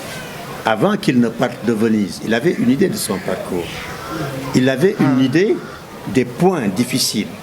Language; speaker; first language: French; non-native, local second language; Wolof